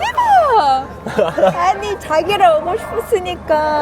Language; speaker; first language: Korean; non-native, learner; Japanese